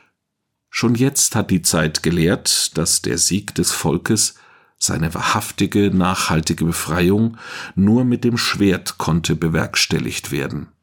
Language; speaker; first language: German; native; German